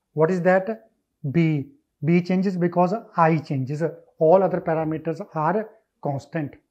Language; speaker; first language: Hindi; non-native, local second language; Punjabi